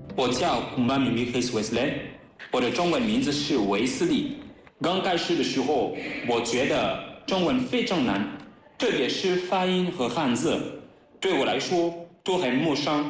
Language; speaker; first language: Chinese; non-native, learner; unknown